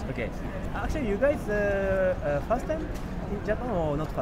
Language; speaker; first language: English; non-native, learner; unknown